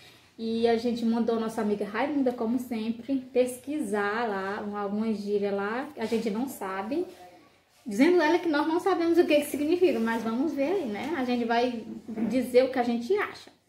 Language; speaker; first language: Portuguese; native; Portuguese